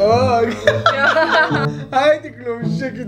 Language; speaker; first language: German; non-native, learner; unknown